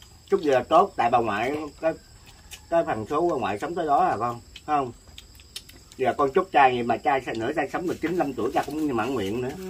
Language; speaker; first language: Vietnamese; native; Vietnamese